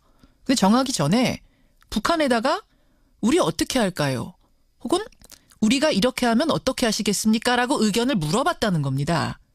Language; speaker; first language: Korean; native; Korean